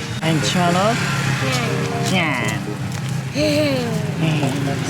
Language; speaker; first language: Korean; native; Korean